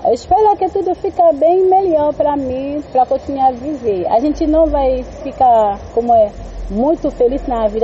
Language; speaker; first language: Portuguese; non-native, learner; Haitian Creole